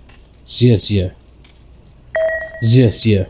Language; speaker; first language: Chinese; non-native, learner; English